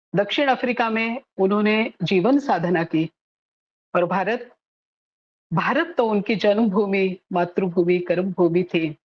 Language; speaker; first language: Hindi; non-native, local second language; Marathi